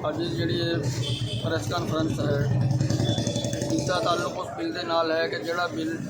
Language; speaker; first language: Urdu; non-native, local second language; Punjabi